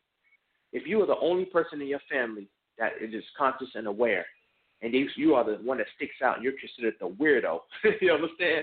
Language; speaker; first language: English; native; English